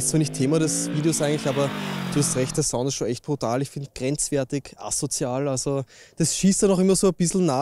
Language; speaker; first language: German; native; German